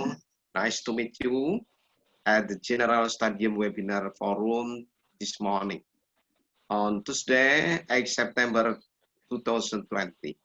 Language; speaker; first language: English; non-native, learner; Indonesian